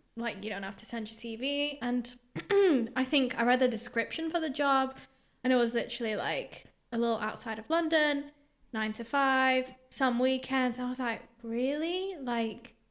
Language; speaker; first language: English; early bilingual, other home language; Greek